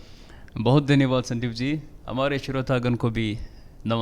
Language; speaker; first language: Hindi; non-native, fluent; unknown